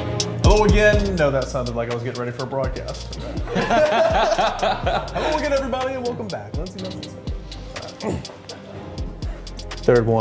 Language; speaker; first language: English; native; English